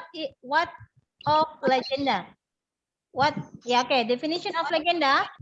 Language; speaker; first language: English; non-native, learner; Indonesian